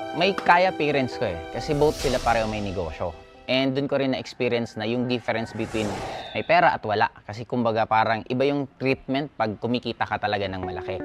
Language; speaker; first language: Filipino; non-native, local second language; Bikol